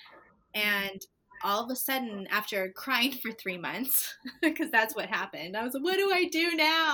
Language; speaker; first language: English; native; English